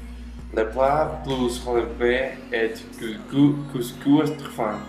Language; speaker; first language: French; non-native, learner; Spanish